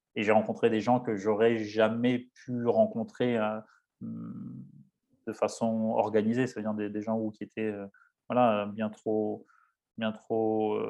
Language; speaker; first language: French; native; French